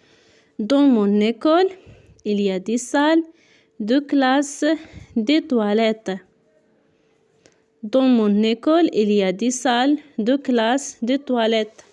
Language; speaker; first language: French; non-native, local second language; Arabic